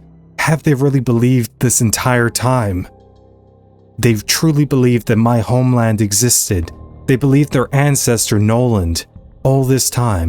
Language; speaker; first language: English; native; English